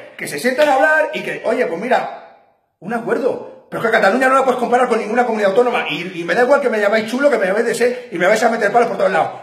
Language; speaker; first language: Spanish; native; Spanish